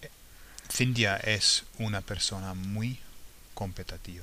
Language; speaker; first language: Spanish; non-native, fluent; English